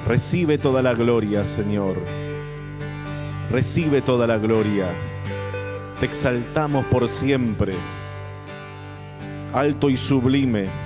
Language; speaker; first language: Spanish; native; Spanish